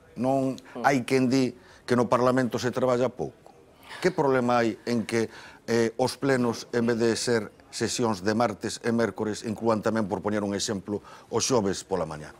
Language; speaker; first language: Galician; native; Galician